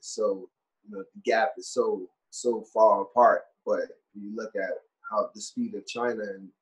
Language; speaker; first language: English; native; English